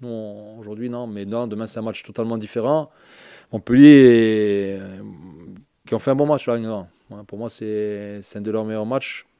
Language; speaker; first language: French; native; French